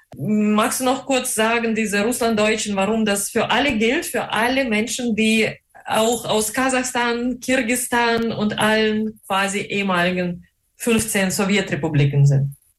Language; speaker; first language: German; native; German